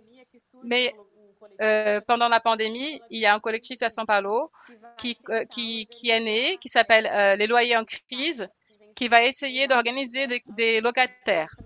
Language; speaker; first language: French; non-native, fluent; Portuguese